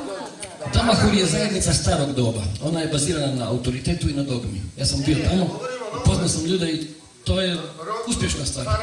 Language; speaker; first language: Croatian; native; Croatian